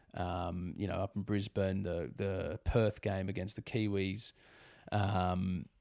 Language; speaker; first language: English; native; English